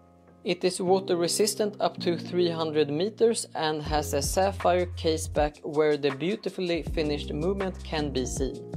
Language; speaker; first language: English; non-native, fluent; Swedish